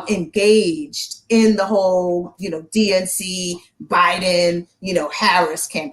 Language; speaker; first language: English; native; English